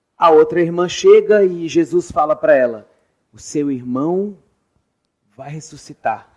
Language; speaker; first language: Portuguese; native; Portuguese